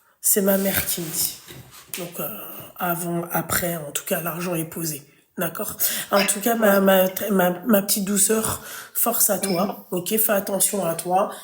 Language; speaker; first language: French; early bilingual, other home language; Arabic